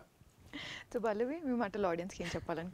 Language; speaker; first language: Telugu; native; Telugu